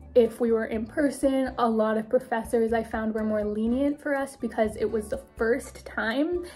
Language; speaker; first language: English; native; English